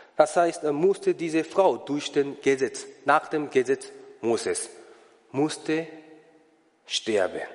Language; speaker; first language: German; non-native, learner; Korean